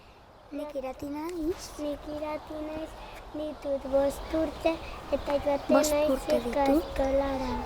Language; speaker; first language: Basque; non-native, local second language; Catalan